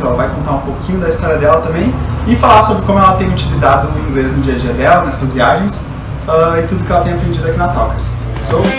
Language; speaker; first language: Portuguese; native; Portuguese